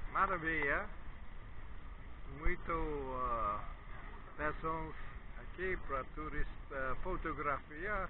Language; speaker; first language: Portuguese; non-native, learner; English